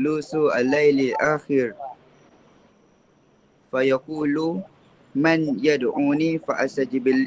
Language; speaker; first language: Arabic; non-native, learner; Malay